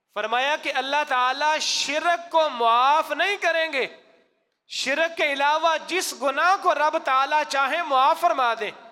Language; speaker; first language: Urdu; non-native, local second language; Punjabi